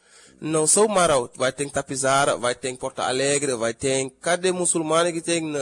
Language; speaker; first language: Portuguese; non-native, fluent; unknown